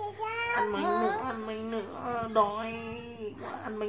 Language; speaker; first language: Vietnamese; native; Vietnamese